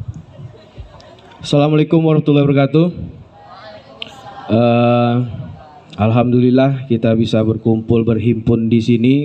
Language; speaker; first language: Indonesian; native; Indonesian